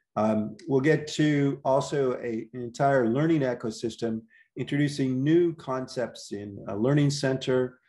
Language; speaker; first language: English; native; English